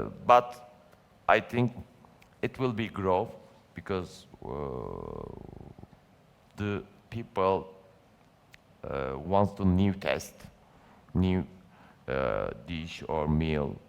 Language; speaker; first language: English; non-native, learner; Turkish